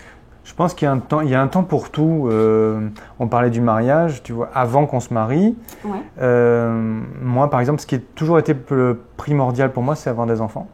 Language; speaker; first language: French; native; French